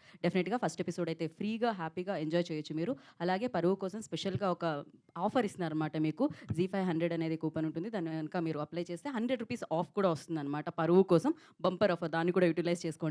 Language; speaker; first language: Telugu; native; Telugu